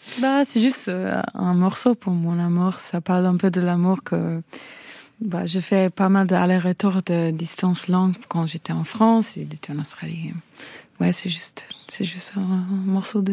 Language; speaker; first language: French; non-native, fluent; English